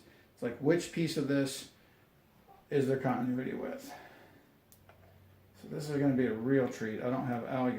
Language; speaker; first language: English; native; English